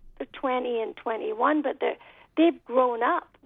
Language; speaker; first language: English; native; English